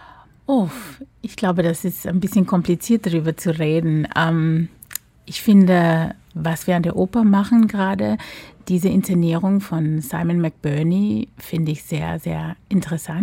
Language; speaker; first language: German; non-native, fluent; English